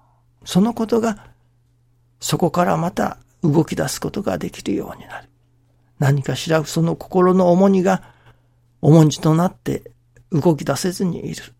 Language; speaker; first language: Japanese; native; Japanese